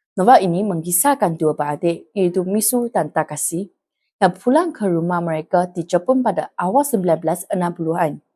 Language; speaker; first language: Malay; non-native, local second language; Chinese